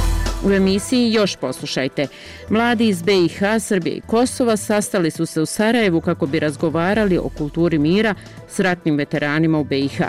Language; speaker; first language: Croatian; native; Croatian